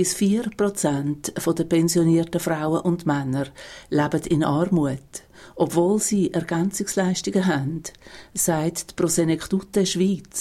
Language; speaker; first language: German; native; German